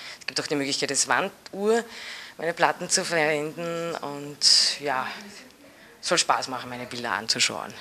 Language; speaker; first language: German; native; German